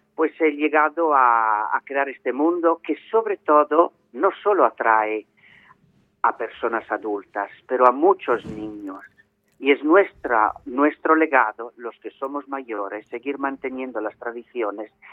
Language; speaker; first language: Spanish; non-native, fluent; Italian